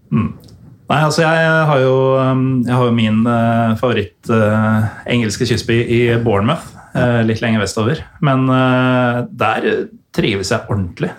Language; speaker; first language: Norwegian; native; Norwegian